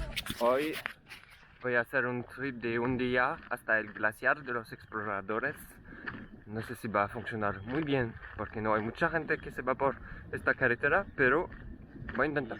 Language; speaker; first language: Spanish; non-native, learner; French